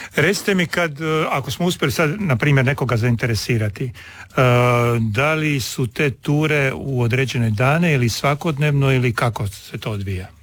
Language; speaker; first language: Serbian; native; Serbian